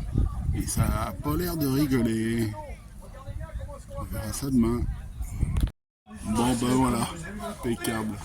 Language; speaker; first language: French; native; French